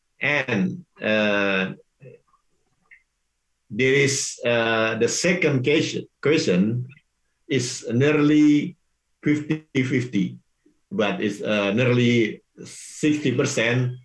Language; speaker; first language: English; non-native, learner; Indonesian